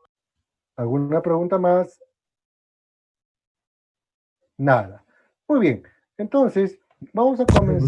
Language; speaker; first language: Spanish; native; Spanish